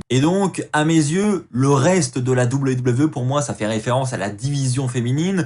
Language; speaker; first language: French; native; French